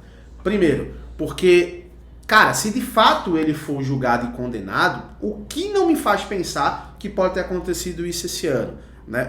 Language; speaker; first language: Portuguese; native; Portuguese